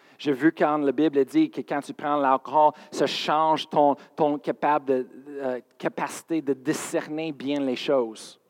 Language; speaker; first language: French; non-native, fluent; English